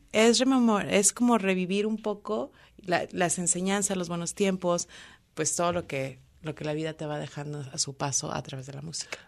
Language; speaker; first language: Spanish; early bilingual, heritage; Spanish